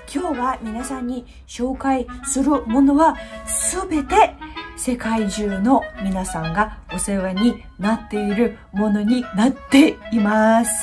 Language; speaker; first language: Japanese; non-native, fluent; Russian